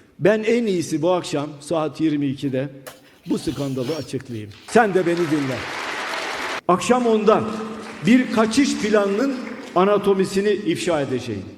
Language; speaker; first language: Turkish; native; Turkish